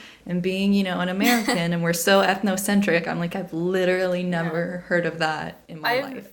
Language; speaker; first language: English; native; English